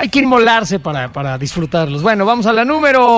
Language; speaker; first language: Spanish; native; Spanish